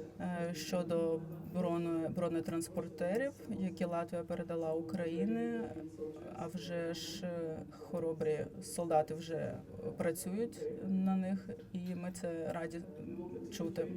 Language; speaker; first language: Ukrainian; non-native, fluent; Latvian